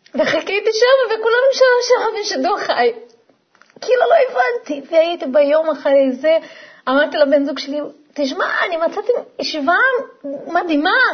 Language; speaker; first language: Hebrew; non-native, fluent; Portuguese